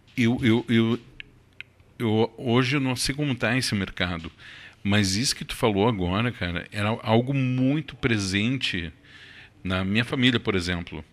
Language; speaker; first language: Portuguese; native; Portuguese